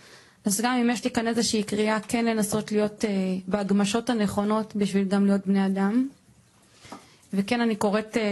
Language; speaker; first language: Hebrew; native; Hebrew